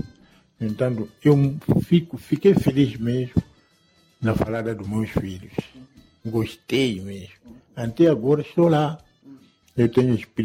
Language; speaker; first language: Portuguese; non-native, local second language; Yao